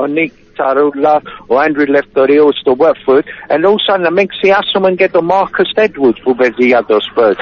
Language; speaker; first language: Greek; early bilingual, heritage; Greek